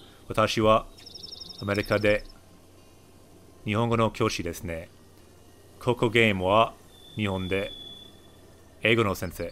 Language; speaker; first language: Japanese; non-native, fluent; English